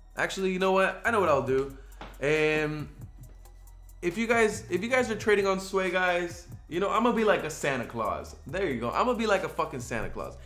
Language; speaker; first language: English; early bilingual, other home language; Spanish